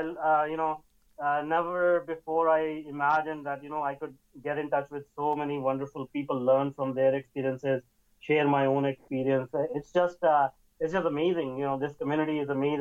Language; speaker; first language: English; non-native, local second language; Hindi